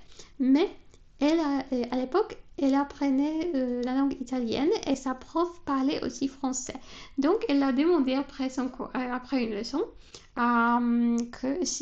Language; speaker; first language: French; non-native, fluent; Polish